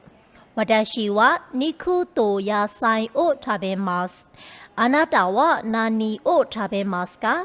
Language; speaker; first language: Japanese; non-native, fluent; Burmese